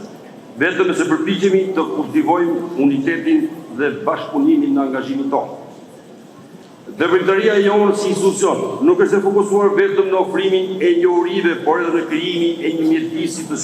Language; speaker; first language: Albanian; native; Albanian